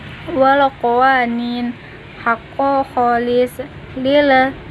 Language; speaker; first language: Arabic; non-native, learner; Indonesian